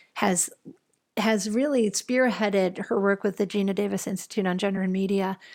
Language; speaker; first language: English; native; English